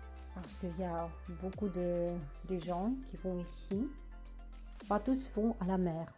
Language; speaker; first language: French; non-native, learner; Russian